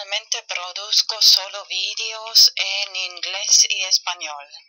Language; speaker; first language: Spanish; non-native, fluent; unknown